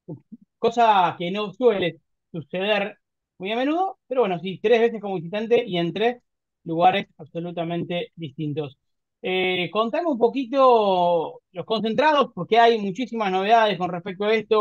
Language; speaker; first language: Spanish; native; Spanish